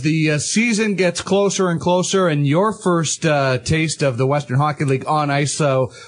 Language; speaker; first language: English; native; English